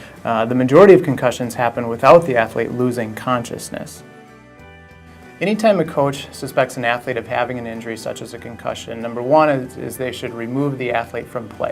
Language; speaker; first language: English; native; English